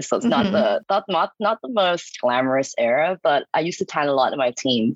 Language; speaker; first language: English; non-native, local second language; Cantonese